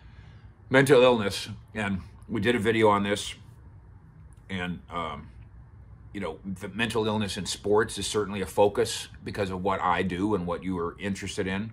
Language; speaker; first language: English; native; English